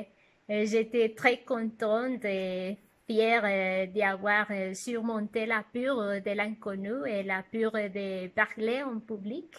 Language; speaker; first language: French; non-native, fluent; Spanish